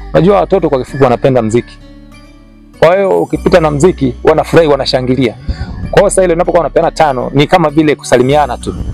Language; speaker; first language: Swahili; non-native, local second language; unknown